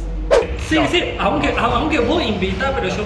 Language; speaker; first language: Spanish; non-native, learner; Chinese